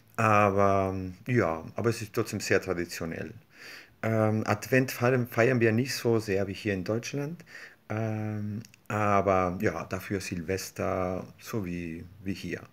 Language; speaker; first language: German; non-native, fluent; Spanish